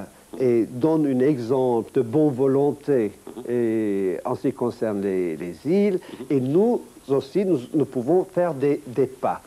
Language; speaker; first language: French; non-native, fluent; Turkish